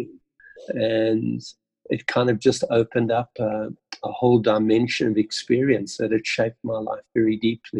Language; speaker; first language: English; native; English